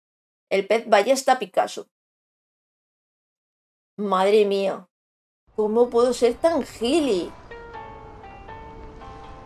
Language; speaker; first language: Spanish; native; Spanish